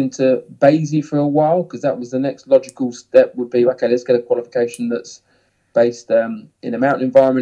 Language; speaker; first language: English; native; English